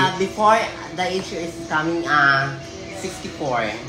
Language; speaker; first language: English; non-native, local second language; Filipino